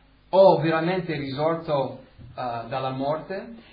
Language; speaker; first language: Italian; early bilingual, heritage; Italian